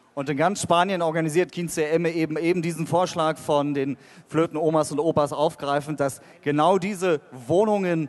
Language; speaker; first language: German; native; German